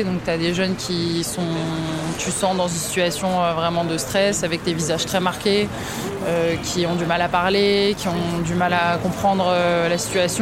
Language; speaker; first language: French; native; French